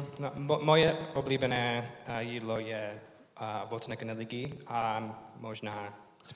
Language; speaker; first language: Czech; non-native, learner; English